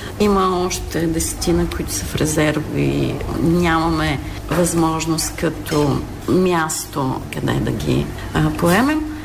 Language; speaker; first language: Bulgarian; non-native, local second language; Turkish